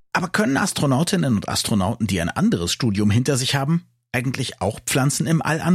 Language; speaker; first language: German; native; German